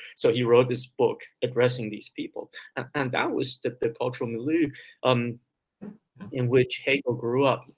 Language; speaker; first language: English; early bilingual, other home language; Chinese